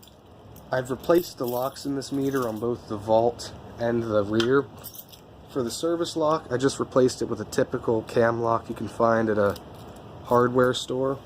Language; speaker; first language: English; native; English